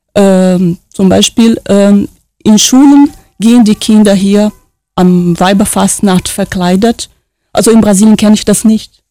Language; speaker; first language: German; non-native, fluent; Portuguese